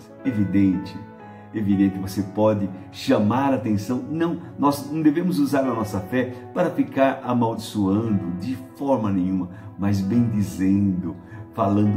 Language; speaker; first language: Portuguese; native; Portuguese